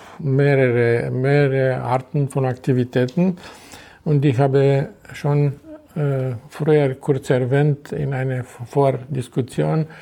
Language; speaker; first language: German; non-native, fluent; Romanian